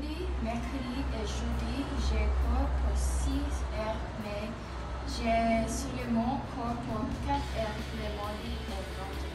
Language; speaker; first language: French; non-native, learner; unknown